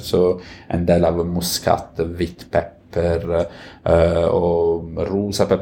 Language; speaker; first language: Norwegian; non-native, fluent; Italian